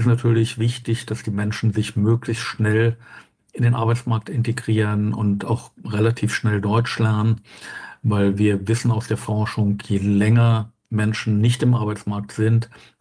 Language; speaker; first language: German; native; German